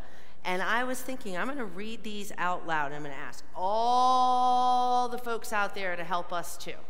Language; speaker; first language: English; native; English